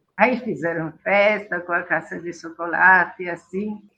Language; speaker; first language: Portuguese; non-native, fluent; Italian